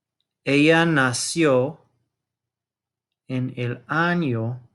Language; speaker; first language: Spanish; non-native, fluent; English